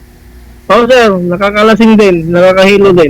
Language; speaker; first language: Filipino; non-native, local second language; Iloko